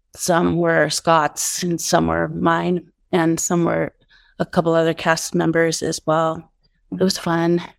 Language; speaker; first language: English; native; English